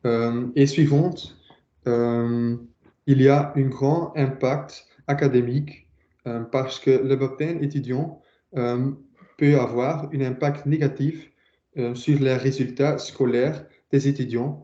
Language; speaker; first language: French; non-native, learner; Dutch